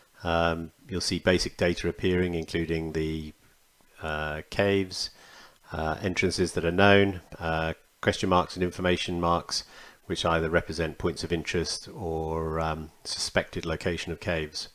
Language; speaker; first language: English; native; English